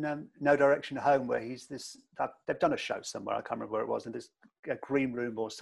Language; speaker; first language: English; native; English